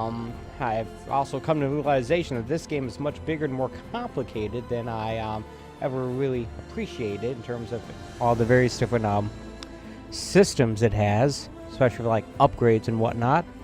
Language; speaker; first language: English; native; English